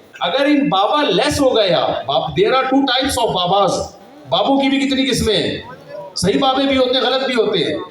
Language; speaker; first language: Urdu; native; Urdu